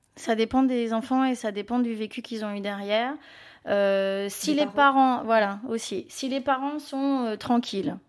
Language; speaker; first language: French; native; French